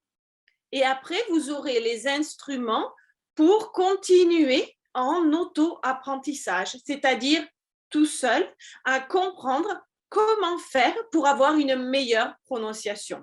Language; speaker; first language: French; native; French